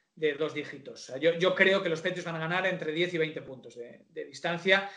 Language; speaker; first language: Spanish; native; Spanish